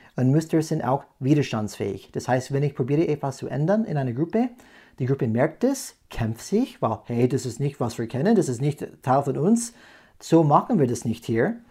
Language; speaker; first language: German; non-native, fluent; English